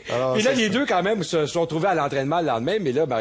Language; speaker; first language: French; native; French